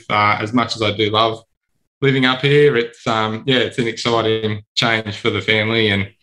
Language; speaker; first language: English; native; English